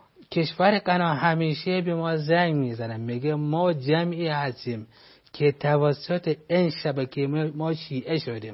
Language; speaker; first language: Persian; non-native, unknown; Hausa